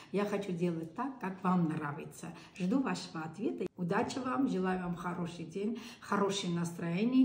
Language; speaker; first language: Russian; non-native, local second language; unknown